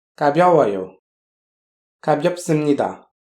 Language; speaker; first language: Korean; non-native, fluent; French